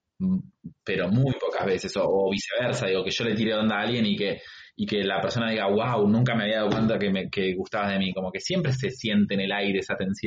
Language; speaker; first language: Spanish; native; Spanish